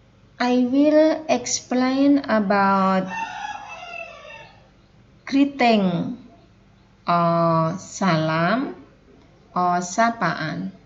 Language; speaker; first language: English; non-native, fluent; Indonesian